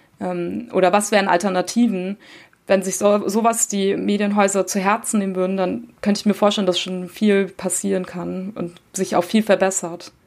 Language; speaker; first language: German; early bilingual, other home language; Turkish